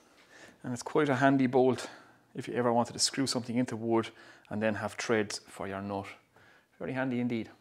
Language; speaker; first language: English; native; English